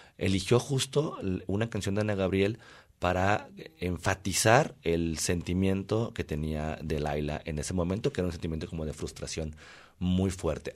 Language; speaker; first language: Spanish; native; Spanish